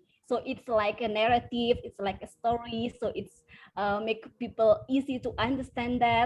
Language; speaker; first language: English; non-native, fluent; Indonesian